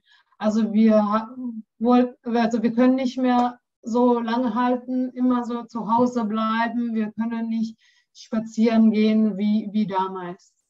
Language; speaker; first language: German; non-native, learner; Indonesian